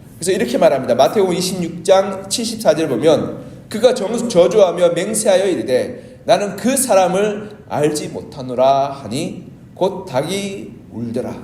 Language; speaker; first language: Korean; native; Korean